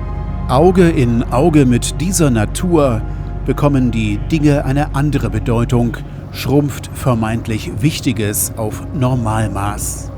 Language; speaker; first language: German; native; German